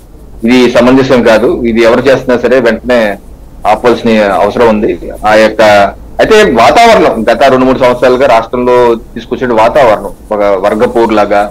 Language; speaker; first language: Telugu; native; Telugu